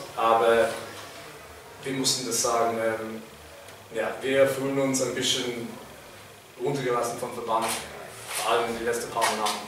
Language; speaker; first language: German; non-native, fluent; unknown